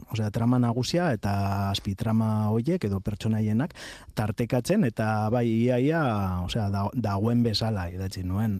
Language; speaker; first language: Basque; non-native, local second language; Spanish